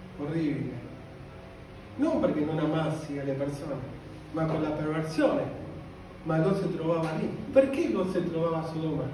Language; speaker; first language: Italian; non-native, fluent; Spanish